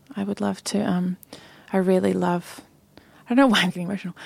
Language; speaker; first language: English; native; English